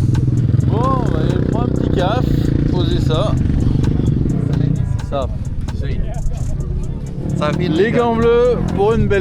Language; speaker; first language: French; native; French